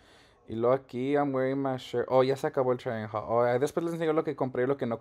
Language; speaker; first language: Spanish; early bilingual, heritage; Spanish